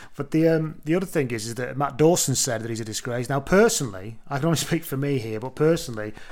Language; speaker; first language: English; native; English